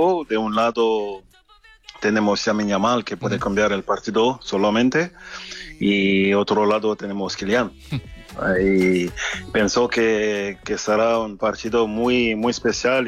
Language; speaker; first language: Spanish; non-native, learner; French